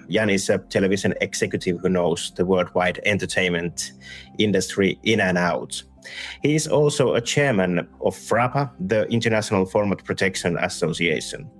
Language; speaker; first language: English; non-native, fluent; Finnish